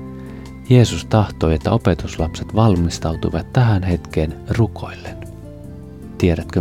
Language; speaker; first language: Finnish; native; Finnish